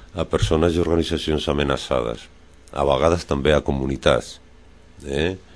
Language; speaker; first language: Catalan; non-native, local second language; Spanish